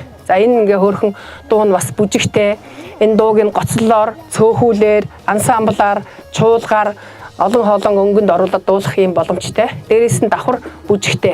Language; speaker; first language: Mongolian; native; Mongolian